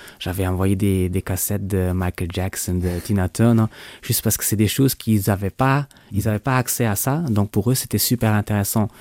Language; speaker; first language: French; non-native, local second language; Luxembourgish